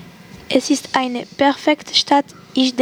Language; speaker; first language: German; non-native, learner; French